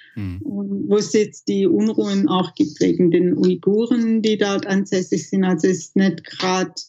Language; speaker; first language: German; native; German